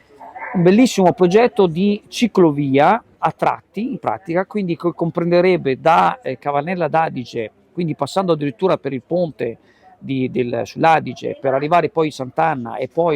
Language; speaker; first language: Italian; native; Italian